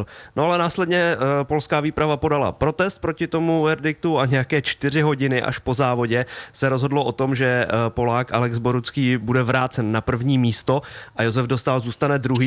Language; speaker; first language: Czech; native; Czech